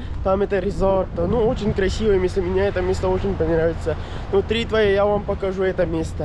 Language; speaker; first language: Russian; non-native, learner; Urdu